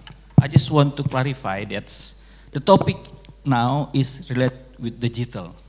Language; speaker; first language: English; non-native, local second language; Indonesian